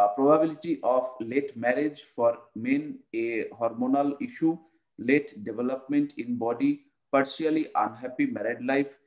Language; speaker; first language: English; non-native, local second language; Bangla